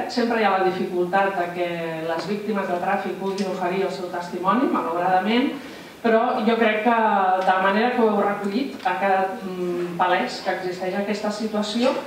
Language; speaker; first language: Catalan; native; Catalan